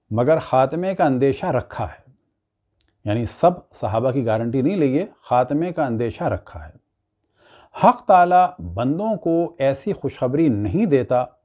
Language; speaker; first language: Urdu; native; Urdu